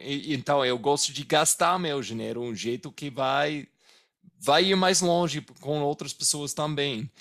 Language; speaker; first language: Portuguese; non-native, fluent; English